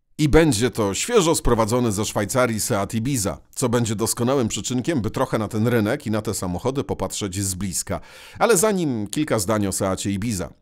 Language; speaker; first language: Polish; native; Polish